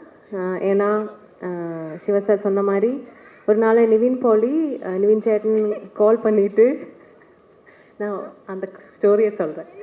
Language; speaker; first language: Tamil; non-native, learner; Malayalam